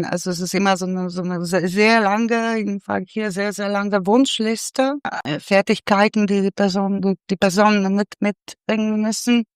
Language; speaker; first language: German; non-native, fluent; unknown